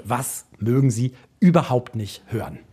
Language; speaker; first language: German; native; German